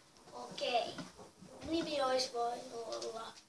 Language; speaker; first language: Finnish; native; Finnish